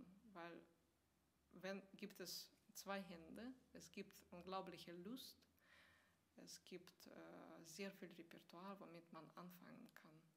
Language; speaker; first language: German; non-native, fluent; Russian